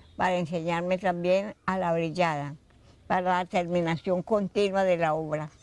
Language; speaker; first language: Spanish; native; Spanish